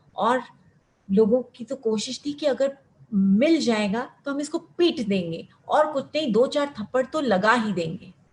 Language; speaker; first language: Hindi; early bilingual, heritage; Hindi